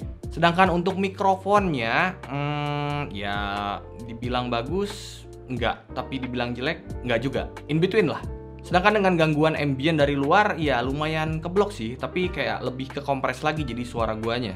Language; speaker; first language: Indonesian; native; Indonesian